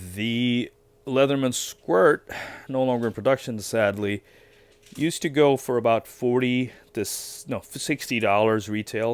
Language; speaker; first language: English; native; English